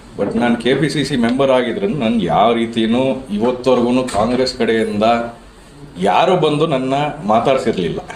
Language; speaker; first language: Kannada; native; Kannada